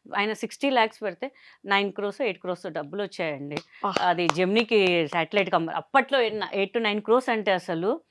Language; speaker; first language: Telugu; non-native, local second language; Hindi